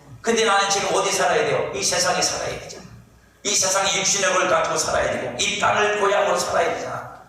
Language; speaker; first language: Korean; native; Korean